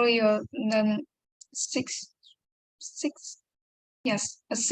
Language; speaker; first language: English; non-native, learner; Vietnamese